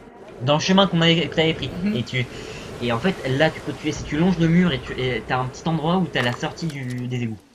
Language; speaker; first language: French; native; French